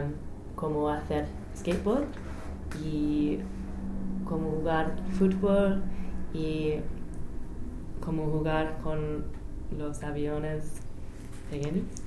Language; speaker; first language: Spanish; non-native, learner; English